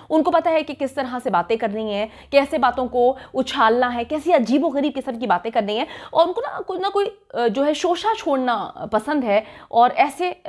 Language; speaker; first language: Urdu; native; Urdu